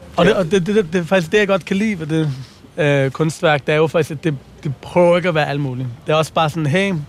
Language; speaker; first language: Danish; early bilingual, other home language; Persian